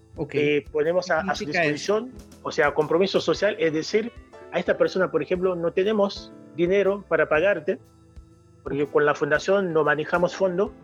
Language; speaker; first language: Spanish; non-native, fluent; Haitian Creole